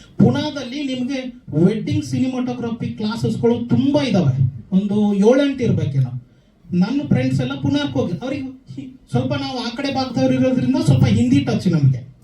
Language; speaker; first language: Kannada; native; Kannada